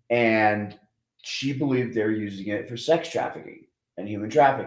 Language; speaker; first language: English; native; English